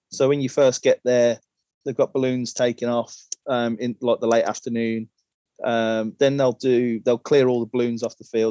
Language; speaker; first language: English; native; English